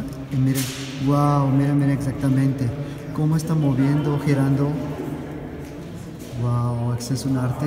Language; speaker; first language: Spanish; non-native, fluent; Urdu